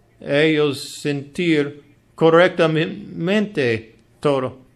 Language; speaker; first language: Spanish; non-native, learner; English